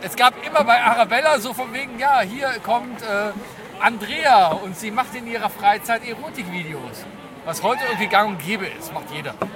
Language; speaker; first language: German; native; German